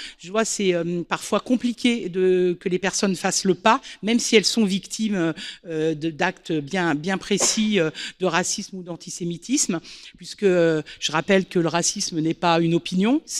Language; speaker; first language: French; native; French